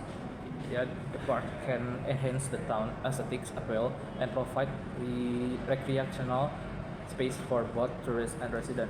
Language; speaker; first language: English; non-native, learner; Indonesian